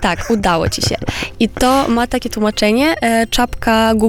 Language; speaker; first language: Polish; non-native, fluent; Romanian